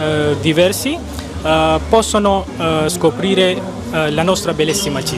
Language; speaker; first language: Italian; non-native, learner; Urdu